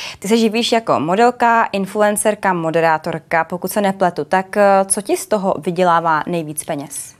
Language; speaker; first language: Czech; native; Czech